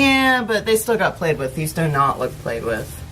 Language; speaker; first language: English; native; English